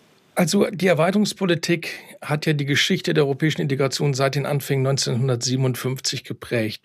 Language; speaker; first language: German; native; German